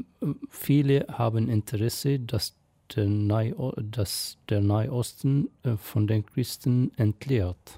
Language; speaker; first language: German; non-native, fluent; Arabic